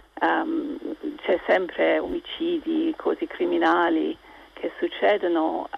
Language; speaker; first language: Italian; non-native, local second language; English